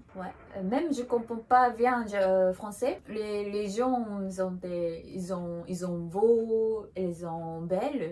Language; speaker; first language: French; non-native, learner; Japanese